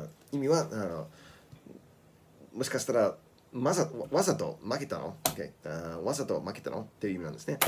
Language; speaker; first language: Japanese; non-native, fluent; English